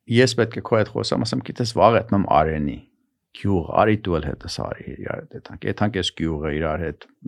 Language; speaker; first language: Armenian; early bilingual, heritage; Armenian